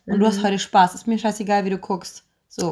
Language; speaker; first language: German; native; German